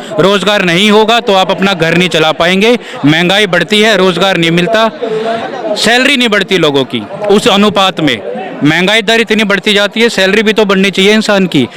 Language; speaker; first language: Hindi; native; Hindi